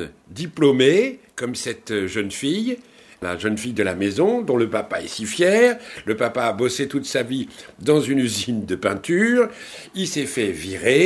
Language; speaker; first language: French; native; French